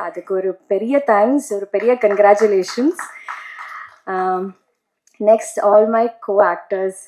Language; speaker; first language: Tamil; non-native, learner; Malayalam